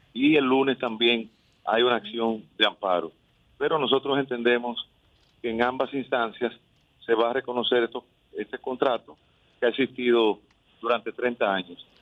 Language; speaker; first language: Spanish; native; Spanish